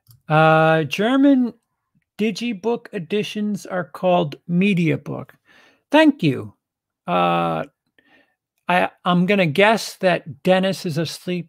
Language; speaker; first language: English; native; English